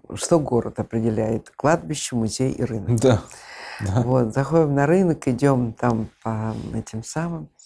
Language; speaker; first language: Russian; native; Russian